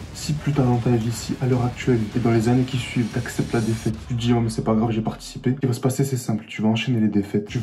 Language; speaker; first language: French; native; French